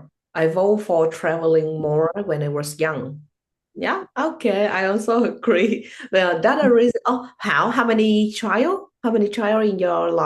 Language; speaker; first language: English; non-native, learner; Vietnamese